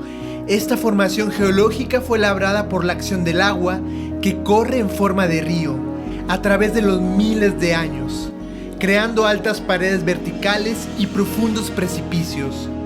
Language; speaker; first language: Spanish; native; Spanish